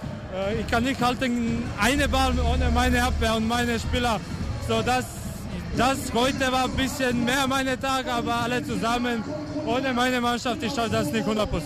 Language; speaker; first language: German; non-native, learner; Croatian